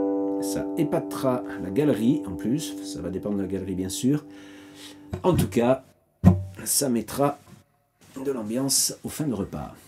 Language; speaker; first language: French; native; French